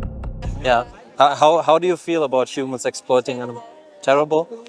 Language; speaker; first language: English; non-native, fluent; German